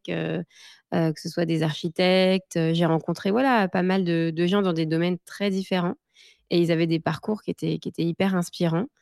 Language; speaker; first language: French; native; French